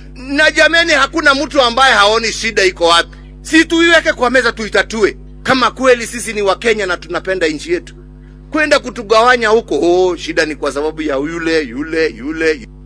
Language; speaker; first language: Swahili; non-native, local second language; Kikuyu